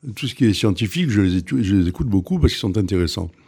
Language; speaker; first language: French; native; French